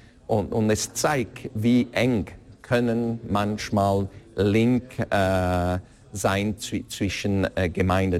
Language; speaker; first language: German; non-native, fluent; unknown